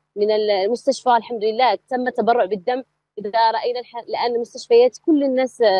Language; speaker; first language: Arabic; native; Arabic